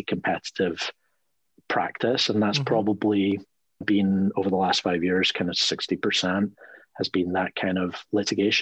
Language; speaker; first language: English; native; English